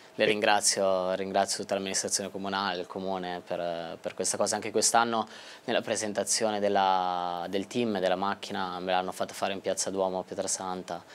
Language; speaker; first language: Italian; native; Italian